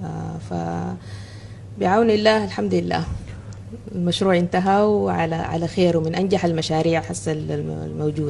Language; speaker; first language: Arabic; native; Arabic